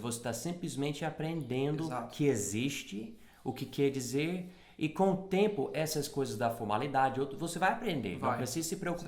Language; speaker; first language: Portuguese; non-native, fluent; English